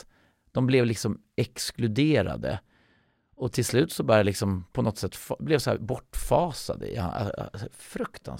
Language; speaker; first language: Swedish; native; Swedish